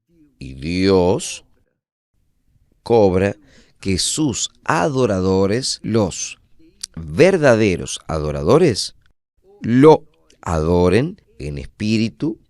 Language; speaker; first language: Spanish; non-native, fluent; Portuguese